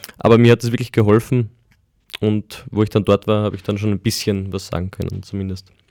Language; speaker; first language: German; native; German